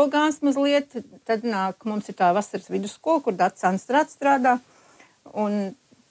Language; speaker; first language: Latvian; early bilingual, heritage; Latvian